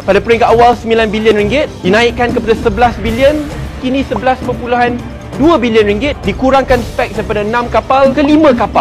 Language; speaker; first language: Malay; native; Malay